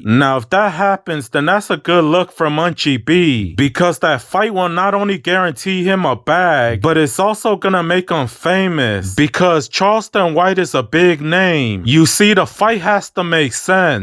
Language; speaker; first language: English; native; English